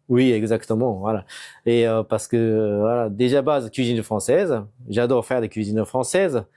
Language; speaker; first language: French; non-native, fluent; Japanese